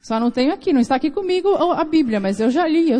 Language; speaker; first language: Portuguese; native; Portuguese